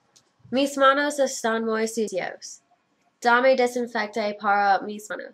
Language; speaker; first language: Spanish; non-native, learner; English